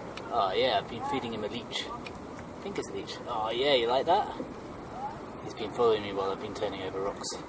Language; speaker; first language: English; native; English